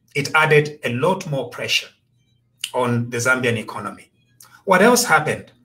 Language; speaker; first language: English; non-native, local second language; Bemba